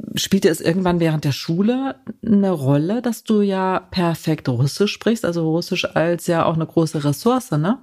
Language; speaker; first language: German; native; German